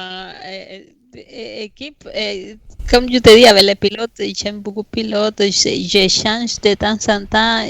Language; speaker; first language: French; non-native, fluent; Spanish